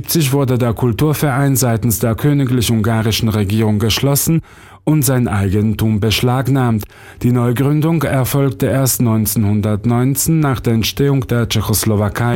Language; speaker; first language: German; non-native, fluent; Slovak